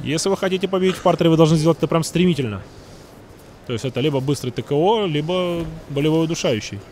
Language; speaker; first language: Russian; native; Russian